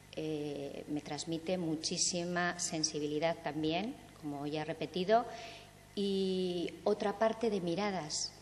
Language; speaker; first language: Spanish; native; Spanish